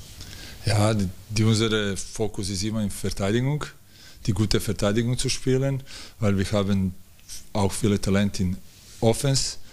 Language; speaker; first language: German; non-native, learner; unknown